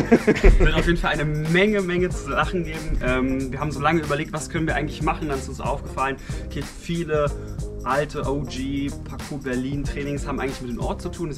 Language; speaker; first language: German; native; German